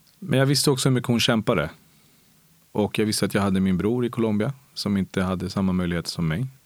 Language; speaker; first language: Swedish; early bilingual, other home language; Spanish